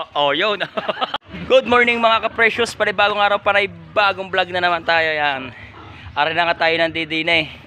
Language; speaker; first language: Filipino; native; Filipino